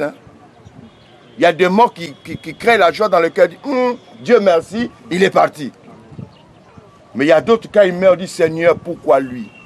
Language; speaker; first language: French; non-native, local second language; Lingala